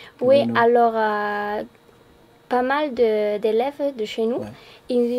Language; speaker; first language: French; non-native, fluent; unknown